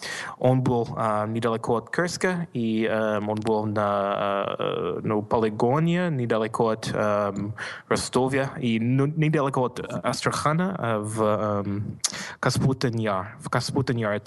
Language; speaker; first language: Russian; non-native, learner; English